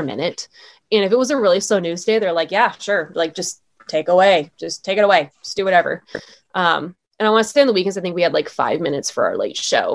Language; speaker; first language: English; native; English